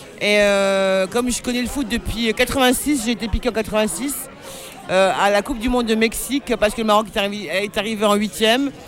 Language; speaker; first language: French; non-native, local second language; Arabic